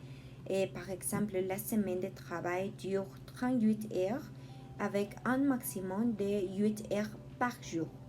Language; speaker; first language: French; non-native, learner; Spanish